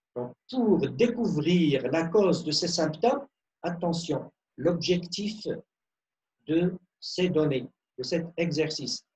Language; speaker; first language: French; non-native, local second language; Arabic